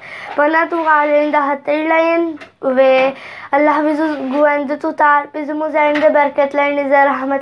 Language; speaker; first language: Turkish; non-native, learner; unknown